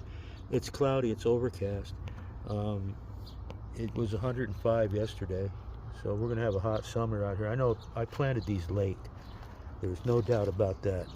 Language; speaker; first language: English; native; English